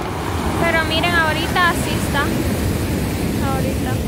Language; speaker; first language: Spanish; native; Spanish